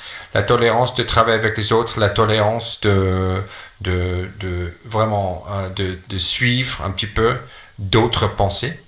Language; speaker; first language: French; non-native, fluent; English